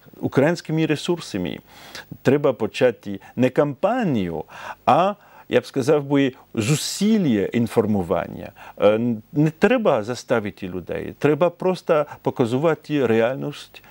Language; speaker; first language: Ukrainian; non-native, fluent; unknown